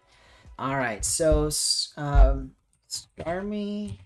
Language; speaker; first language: English; native; English